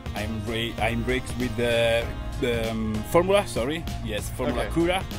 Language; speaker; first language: English; non-native, learner; Italian